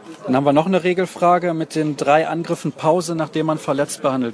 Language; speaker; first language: German; native; German